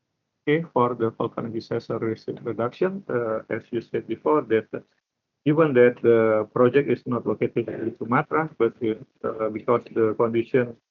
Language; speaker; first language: English; non-native, learner; Indonesian